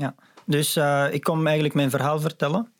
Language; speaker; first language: Dutch; non-native, fluent; Arabic